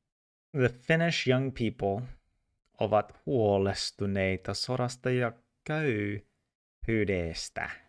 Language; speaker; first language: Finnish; non-native, learner; English